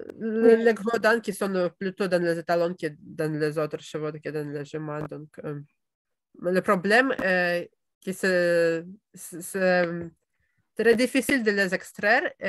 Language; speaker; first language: French; non-native, fluent; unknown